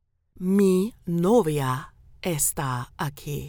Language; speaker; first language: Spanish; non-native, learner; English